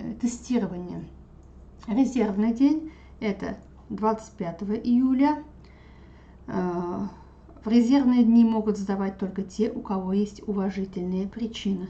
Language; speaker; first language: Russian; non-native, local second language; Tatar